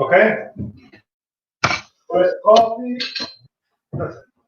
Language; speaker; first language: English; non-native, learner; Italian